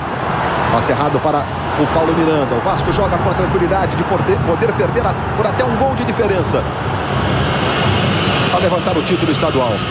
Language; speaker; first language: Portuguese; native; Portuguese